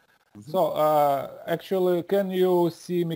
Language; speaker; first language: English; non-native, learner; Russian